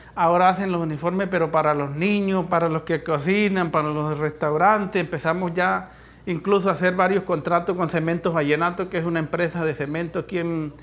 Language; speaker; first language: Spanish; native; Spanish